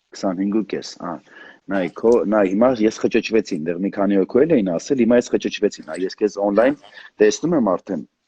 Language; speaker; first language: Armenian; native; Armenian